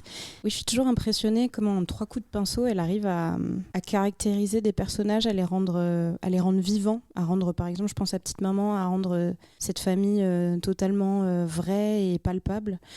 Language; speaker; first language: French; native; French